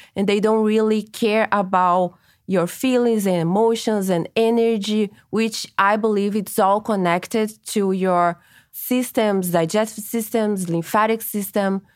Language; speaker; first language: English; non-native, fluent; Portuguese